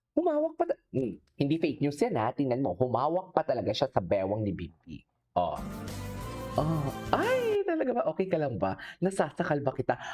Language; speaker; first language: Filipino; non-native, local second language; Hiligaynon